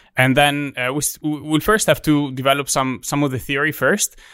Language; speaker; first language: English; non-native, fluent; Italian